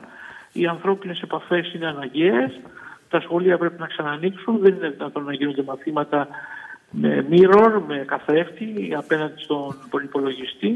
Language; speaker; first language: Greek; native; Greek